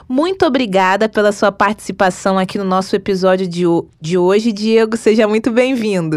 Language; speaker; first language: Portuguese; native; Portuguese